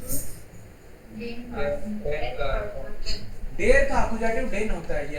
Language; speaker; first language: Hindi; native; Hindi